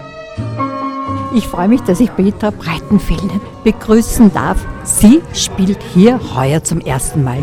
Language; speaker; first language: German; native; German